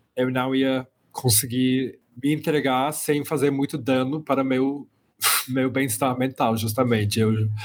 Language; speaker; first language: Portuguese; non-native, fluent; English